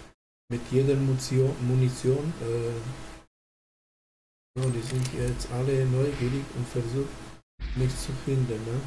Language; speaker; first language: German; non-native, learner; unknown